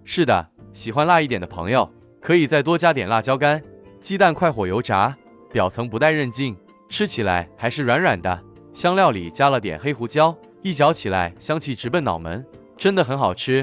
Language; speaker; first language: Chinese; native; Chinese